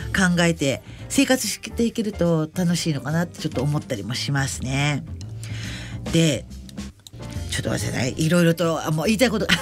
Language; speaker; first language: Japanese; native; Japanese